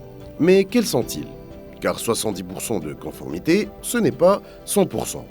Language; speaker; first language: French; native; French